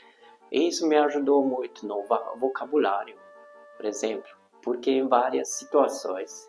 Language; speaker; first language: Portuguese; non-native, fluent; Hungarian